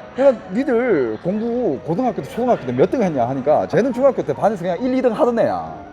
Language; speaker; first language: Korean; native; Korean